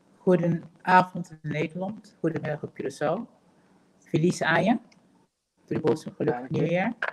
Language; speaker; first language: Dutch; non-native, local second language; Papiamento